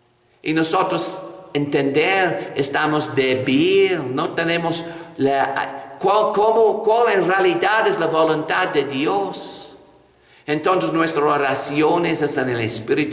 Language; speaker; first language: Spanish; non-native, fluent; English